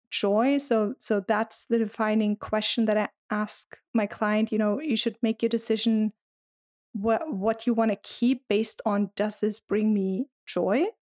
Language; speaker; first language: English; non-native, fluent; German